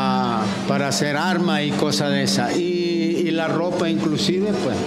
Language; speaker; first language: Spanish; non-native, fluent; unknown